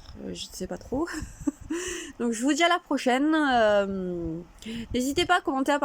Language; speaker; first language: French; native; French